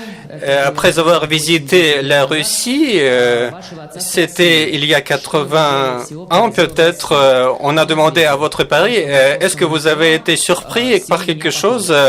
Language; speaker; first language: French; non-native, fluent; Russian